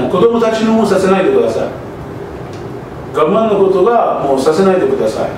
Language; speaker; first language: Japanese; non-native, learner; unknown